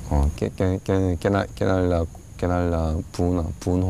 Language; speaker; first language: Vietnamese; non-native, learner; English